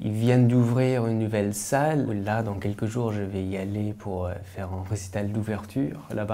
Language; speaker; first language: French; non-native, fluent; English